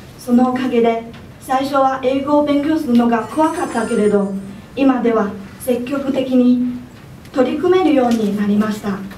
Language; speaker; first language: Japanese; non-native, fluent; Chinese